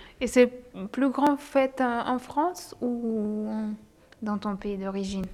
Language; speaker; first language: French; non-native, learner; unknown